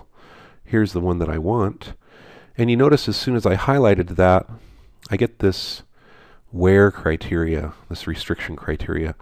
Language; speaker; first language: English; native; English